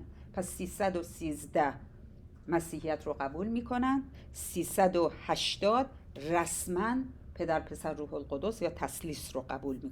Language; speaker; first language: Persian; native; Persian